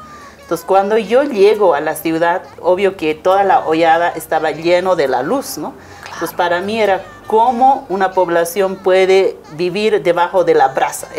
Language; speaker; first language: Spanish; non-native, local second language; Aymara